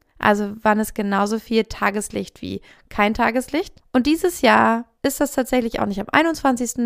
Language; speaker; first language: German; native; German